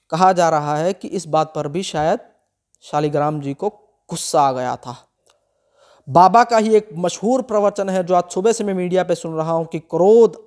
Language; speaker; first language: Hindi; non-native, local second language; Gujarati